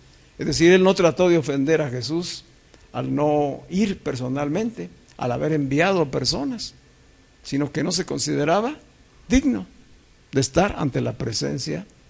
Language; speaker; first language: Spanish; native; Spanish